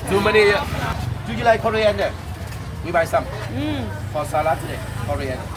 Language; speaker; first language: English; non-native, learner; Vietnamese